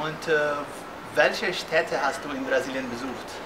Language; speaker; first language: German; non-native, fluent; Portuguese